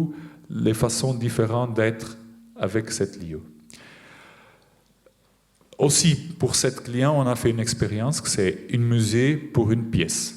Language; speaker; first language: French; non-native, fluent; Portuguese